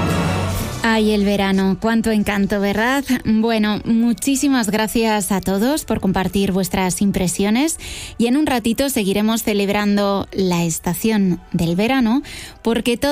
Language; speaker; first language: Spanish; native; Spanish